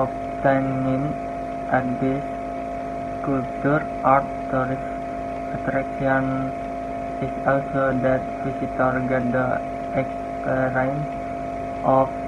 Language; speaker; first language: English; non-native, learner; Indonesian